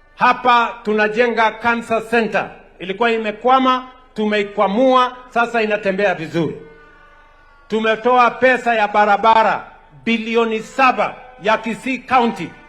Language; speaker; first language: Swahili; non-native, local second language; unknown